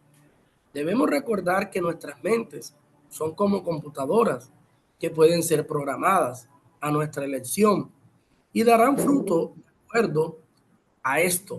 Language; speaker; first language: Spanish; native; Spanish